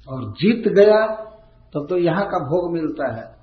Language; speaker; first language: Hindi; native; Hindi